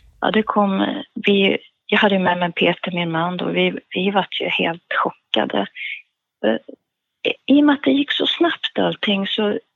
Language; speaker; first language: Swedish; native; Swedish